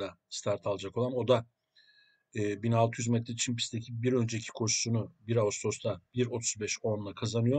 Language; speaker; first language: Turkish; native; Turkish